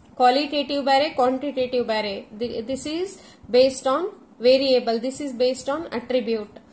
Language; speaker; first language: English; non-native, local second language; Kannada